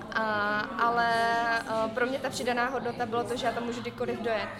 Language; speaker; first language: Czech; early bilingual, other home language; Vietnamese